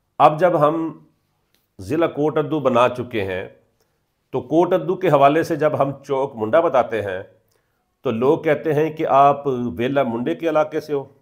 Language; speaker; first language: Urdu; non-native, local second language; Punjabi